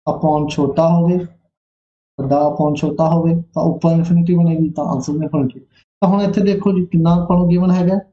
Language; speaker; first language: Hindi; non-native, local second language; Punjabi